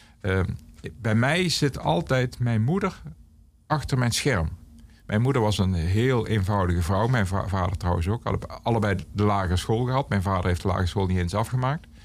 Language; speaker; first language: Dutch; native; Dutch